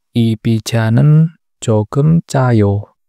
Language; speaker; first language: Korean; non-native, learner; Indonesian